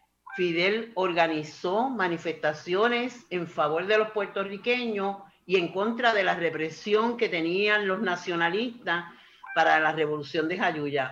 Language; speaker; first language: Spanish; native; Spanish